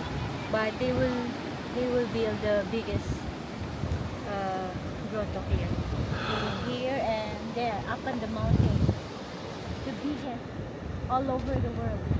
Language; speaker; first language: English; non-native, local second language; Filipino